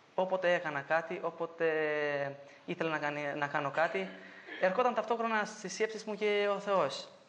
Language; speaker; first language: Greek; non-native, fluent; Albanian